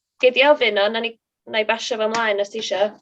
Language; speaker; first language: Welsh; native; Welsh